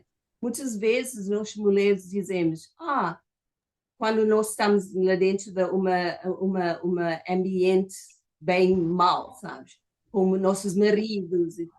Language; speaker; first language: Portuguese; non-native, fluent; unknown